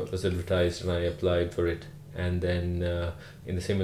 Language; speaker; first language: English; non-native, local second language; Sinhala